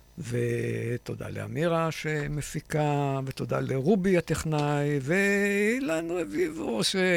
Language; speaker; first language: Hebrew; native; Hebrew